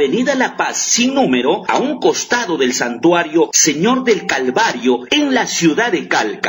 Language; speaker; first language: Spanish; native; Spanish